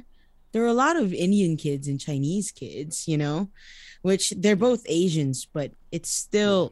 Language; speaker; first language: English; non-native, local second language; Iloko